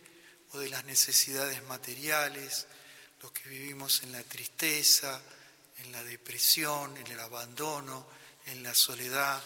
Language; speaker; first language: Spanish; native; Spanish